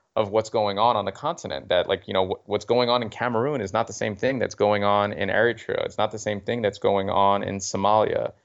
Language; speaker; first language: English; native; English